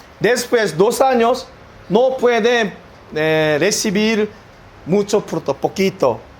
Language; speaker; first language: Spanish; non-native, learner; Korean